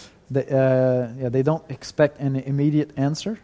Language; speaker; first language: English; non-native, fluent; French